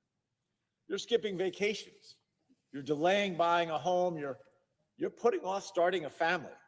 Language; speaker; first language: English; native; English